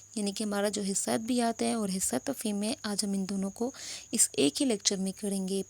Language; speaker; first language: Urdu; non-native, local second language; Pashto